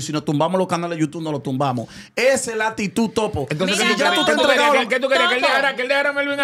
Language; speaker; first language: Spanish; native; Spanish